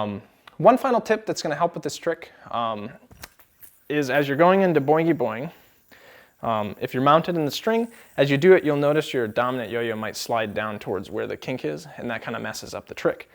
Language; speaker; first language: English; native; English